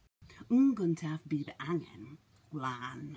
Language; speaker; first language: Welsh; non-native, learner; English